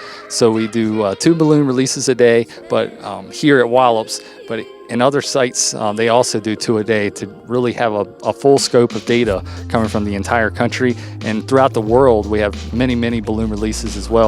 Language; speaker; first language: English; native; English